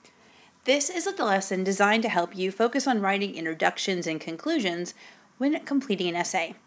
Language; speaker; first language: English; native; English